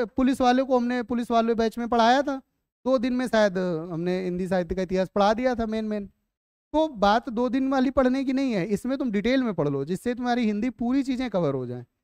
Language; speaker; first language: Hindi; native; Hindi